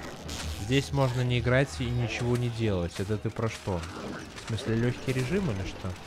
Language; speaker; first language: Russian; native; Russian